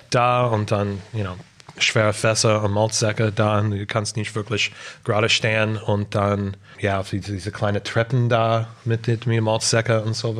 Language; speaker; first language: German; non-native, fluent; English